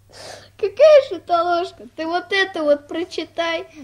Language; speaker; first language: Russian; native; Russian